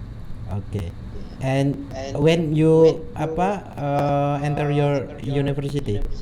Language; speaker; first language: English; non-native, learner; Indonesian